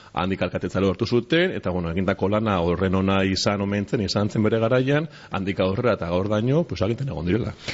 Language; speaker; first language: Basque; non-native, local second language; Spanish